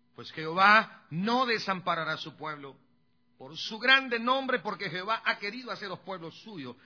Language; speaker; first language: Spanish; native; Spanish